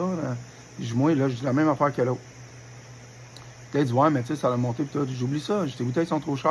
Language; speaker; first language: French; native; French